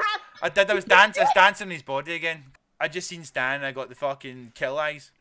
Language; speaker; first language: English; native; English